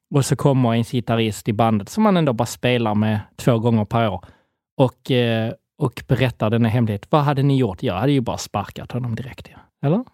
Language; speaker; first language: Swedish; native; Swedish